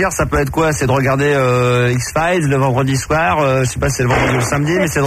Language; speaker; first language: French; native; French